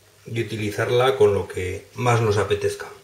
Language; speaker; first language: Spanish; native; Spanish